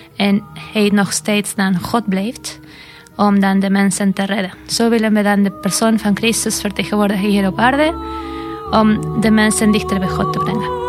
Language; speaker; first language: Dutch; non-native, fluent; Spanish